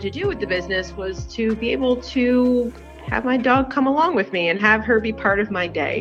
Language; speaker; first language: English; native; English